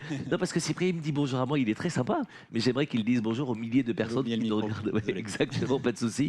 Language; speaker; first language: French; native; French